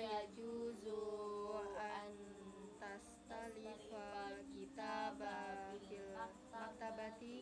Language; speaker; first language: Arabic; non-native, learner; Indonesian